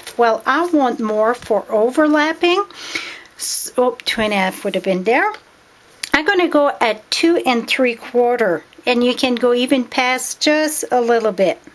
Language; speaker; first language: English; non-native, fluent; French